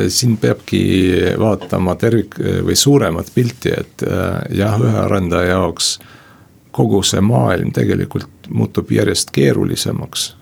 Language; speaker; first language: Estonian; non-native, local second language; Russian